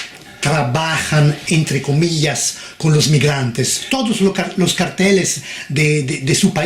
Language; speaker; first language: Spanish; non-native, fluent; Italian